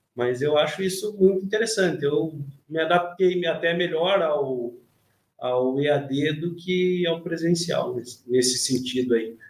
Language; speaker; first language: Portuguese; native; Portuguese